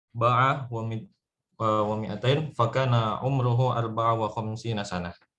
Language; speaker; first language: Arabic; non-native, learner; Indonesian